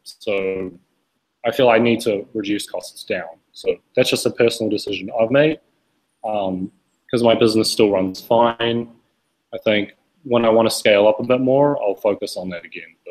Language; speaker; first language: English; native; English